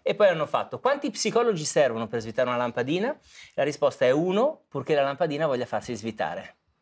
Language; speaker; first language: Italian; native; Italian